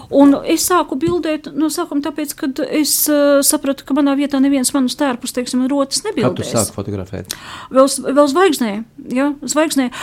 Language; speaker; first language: Latvian; native; Latvian